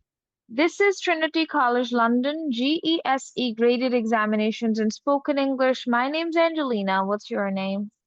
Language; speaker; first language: English; non-native, fluent; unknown